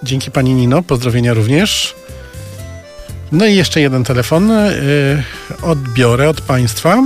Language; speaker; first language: Polish; native; Polish